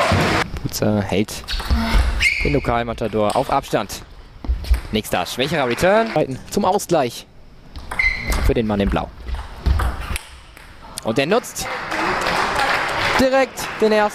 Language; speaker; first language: German; native; German